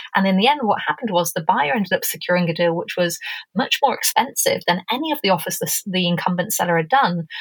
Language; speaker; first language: English; native; English